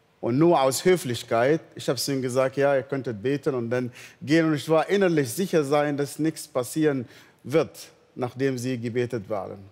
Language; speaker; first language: German; non-native, fluent; Arabic